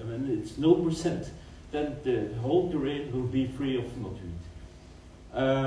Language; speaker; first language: English; non-native, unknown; Dutch